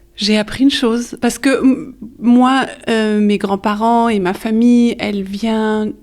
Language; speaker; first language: French; early bilingual, heritage; French